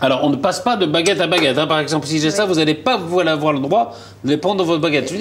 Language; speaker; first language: French; native; French